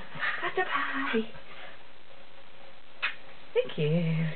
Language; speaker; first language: English; native; English